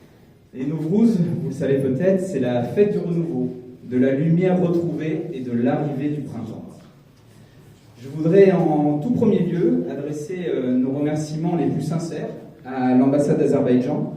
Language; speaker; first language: French; native; French